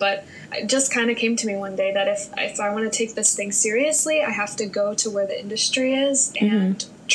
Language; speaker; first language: English; native; English